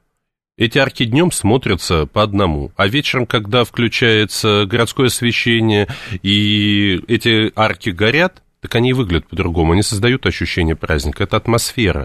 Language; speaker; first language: Russian; native; Russian